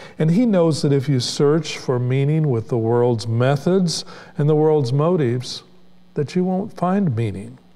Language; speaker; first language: English; native; English